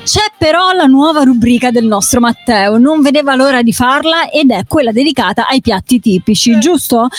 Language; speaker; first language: Italian; native; Italian